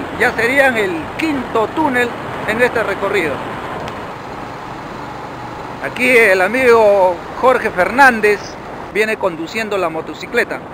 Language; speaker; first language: Spanish; native; Spanish